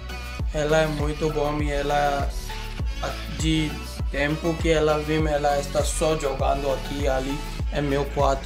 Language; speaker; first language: Portuguese; non-native, learner; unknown